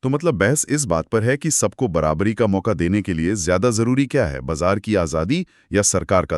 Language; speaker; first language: Hindi; native; Hindi